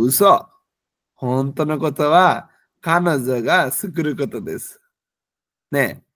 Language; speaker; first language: Japanese; non-native, fluent; Bangla